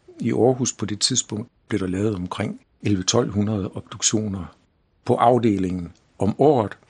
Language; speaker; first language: Danish; native; Danish